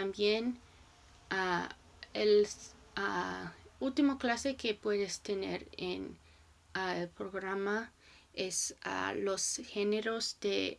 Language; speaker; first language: Spanish; non-native, learner; English